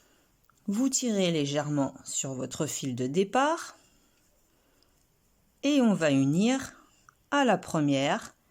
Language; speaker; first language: French; native; French